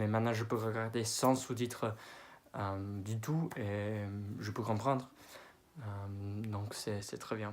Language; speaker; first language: French; non-native, fluent; English